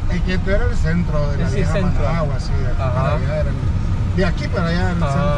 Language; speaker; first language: Spanish; native; Spanish